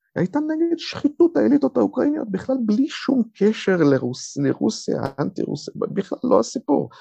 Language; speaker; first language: Hebrew; non-native, fluent; Russian